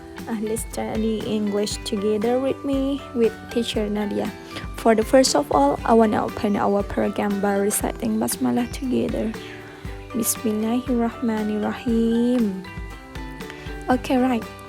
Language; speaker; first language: English; non-native, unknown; Thai